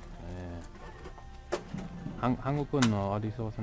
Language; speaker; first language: Korean; non-native, learner; English